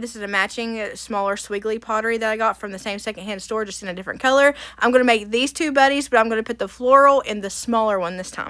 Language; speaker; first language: English; native; English